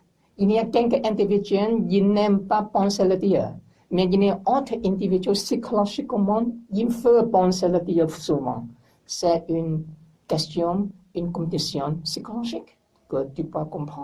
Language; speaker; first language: French; non-native, learner; English